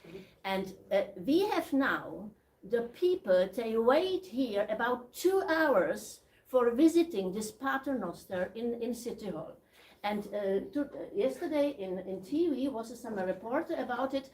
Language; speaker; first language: English; non-native, learner; Czech